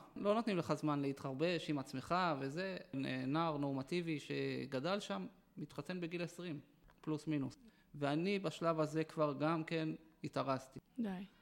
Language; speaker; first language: Hebrew; non-native, local second language; Yiddish